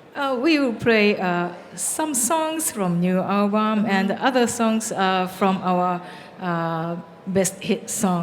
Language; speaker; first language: English; non-native, learner; Japanese